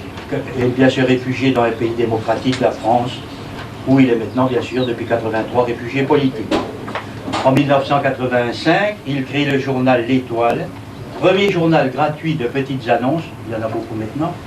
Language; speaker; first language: French; native; French